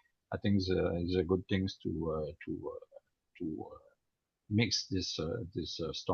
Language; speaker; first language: English; non-native, learner; French